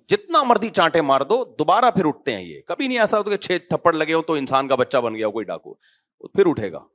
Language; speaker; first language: Urdu; native; Urdu